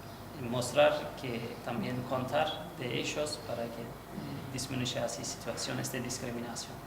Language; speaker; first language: Spanish; non-native, learner; Turkish